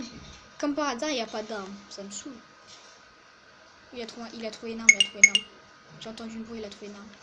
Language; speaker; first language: French; native; French